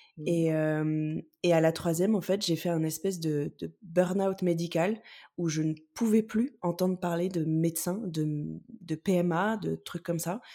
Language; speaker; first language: French; native; French